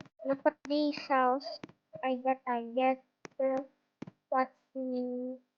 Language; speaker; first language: English; non-native, learner; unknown